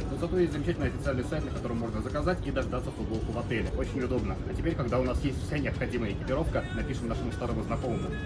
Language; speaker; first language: Russian; native; Russian